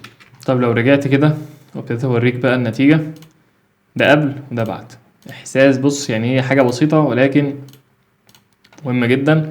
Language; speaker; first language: Arabic; native; Arabic